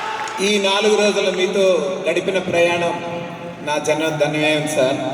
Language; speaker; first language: Telugu; native; Telugu